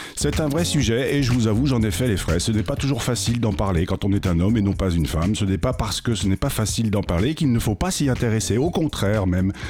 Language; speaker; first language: French; native; French